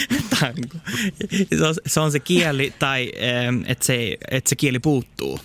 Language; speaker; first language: Finnish; early bilingual, heritage; Swedish